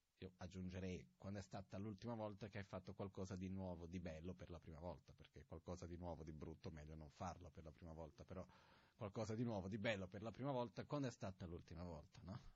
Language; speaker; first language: Italian; non-native, fluent; Portuguese